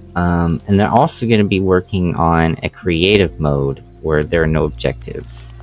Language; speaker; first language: English; native; English